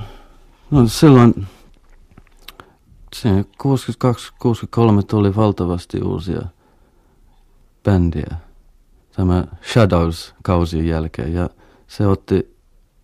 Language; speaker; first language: Finnish; non-native, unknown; English